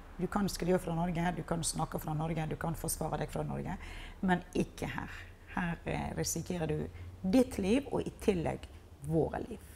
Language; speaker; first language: Norwegian; non-native, fluent; Persian